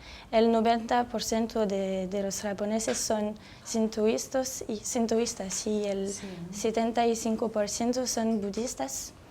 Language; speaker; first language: Spanish; non-native, fluent; French